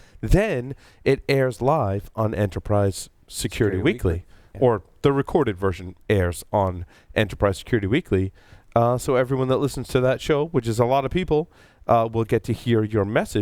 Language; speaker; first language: English; native; English